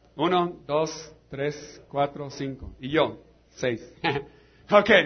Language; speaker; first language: Spanish; non-native, fluent; English